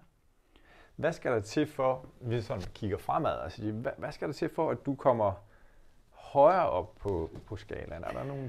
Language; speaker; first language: Danish; native; Danish